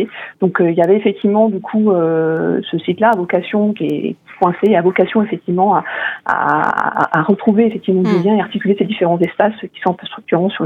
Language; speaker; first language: French; native; French